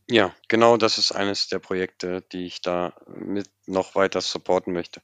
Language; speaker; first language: German; native; German